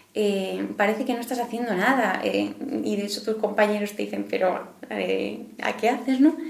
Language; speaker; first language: Spanish; native; Spanish